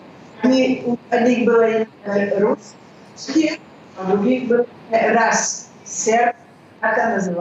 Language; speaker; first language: Russian; early bilingual, heritage; Russian